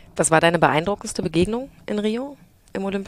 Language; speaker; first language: German; native; German